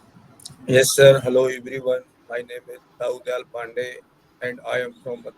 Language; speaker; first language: English; non-native, learner; Hindi